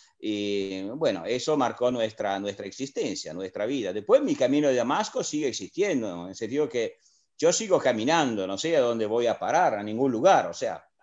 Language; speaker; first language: Spanish; non-native, fluent; Italian